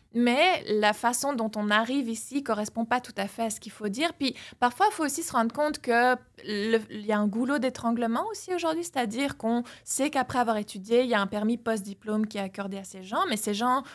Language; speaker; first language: French; native; French